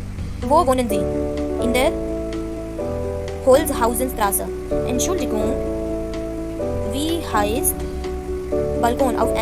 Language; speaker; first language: German; non-native, fluent; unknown